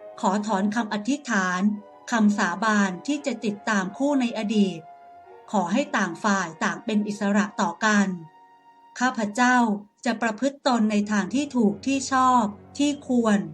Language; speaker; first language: Thai; native; Thai